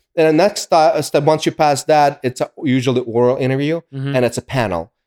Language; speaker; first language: English; early bilingual, other home language; Ukrainian